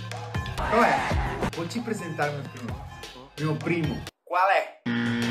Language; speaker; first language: Portuguese; non-native, fluent; Spanish